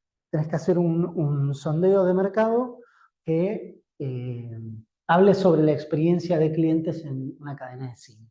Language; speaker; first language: Spanish; native; Spanish